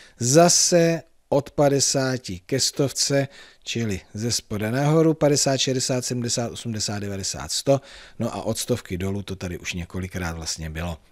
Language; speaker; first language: Czech; native; Czech